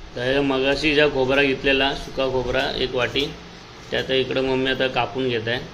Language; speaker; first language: Marathi; non-native, local second language; Konkani